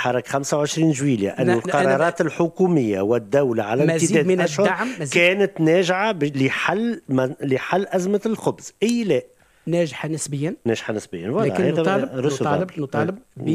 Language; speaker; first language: Arabic; native; Arabic